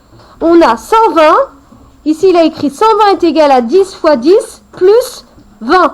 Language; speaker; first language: French; native; French